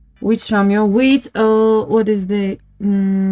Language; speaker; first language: English; non-native, learner; Turkish